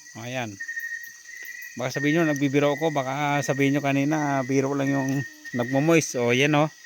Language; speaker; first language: Filipino; non-native, local second language; Hiligaynon